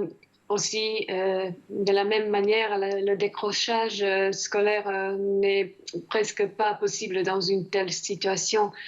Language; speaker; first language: French; non-native, fluent; Croatian